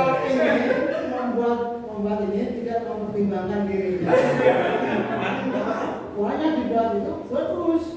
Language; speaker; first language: Indonesian; native; Indonesian